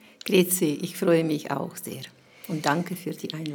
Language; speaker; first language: German; non-native, fluent; Ukrainian